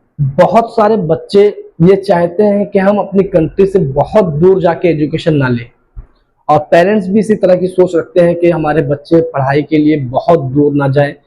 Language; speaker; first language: Hindi; native; Hindi